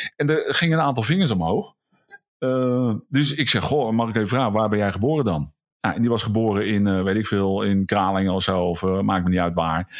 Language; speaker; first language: Dutch; native; Dutch